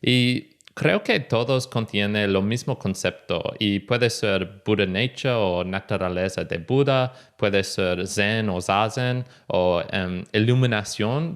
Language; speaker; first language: Spanish; non-native, fluent; English